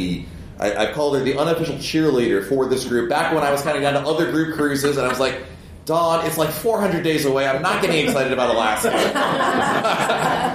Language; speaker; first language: English; native; English